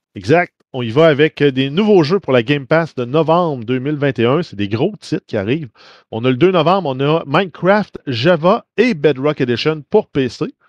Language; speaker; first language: French; native; French